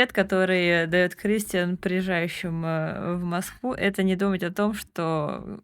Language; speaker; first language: Russian; native; Russian